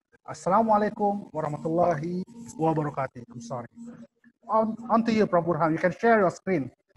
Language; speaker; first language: English; non-native, fluent; Indonesian